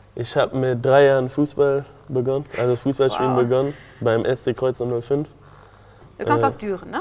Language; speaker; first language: German; native; German